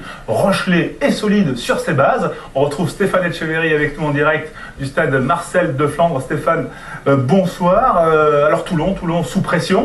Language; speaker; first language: French; native; French